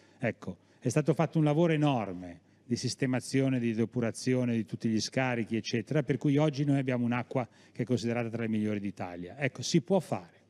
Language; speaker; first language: Italian; native; Italian